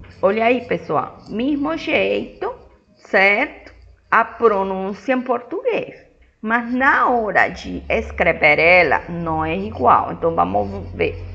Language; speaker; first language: Portuguese; non-native, fluent; Spanish